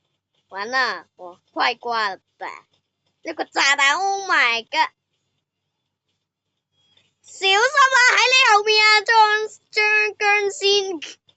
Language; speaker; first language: Chinese; native; Chinese